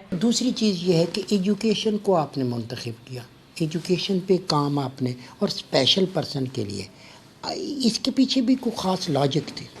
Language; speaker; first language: Urdu; native; Urdu